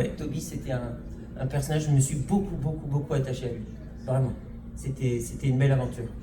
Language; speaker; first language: French; native; French